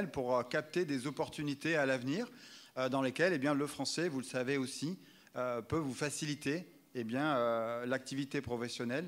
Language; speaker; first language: French; native; French